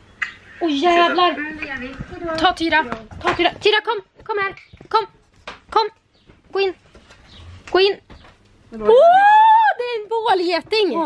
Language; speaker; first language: Swedish; native; Swedish